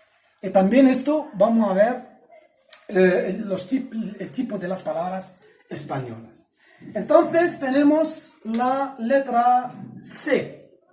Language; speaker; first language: Spanish; non-native, fluent; Arabic